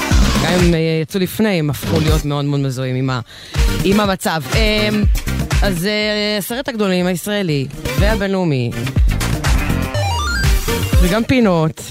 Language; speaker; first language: Hebrew; native; Hebrew